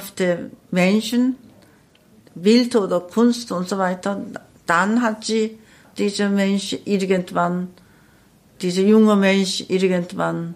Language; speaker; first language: German; non-native, learner; Korean